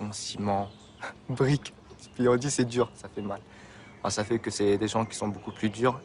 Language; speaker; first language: French; native; French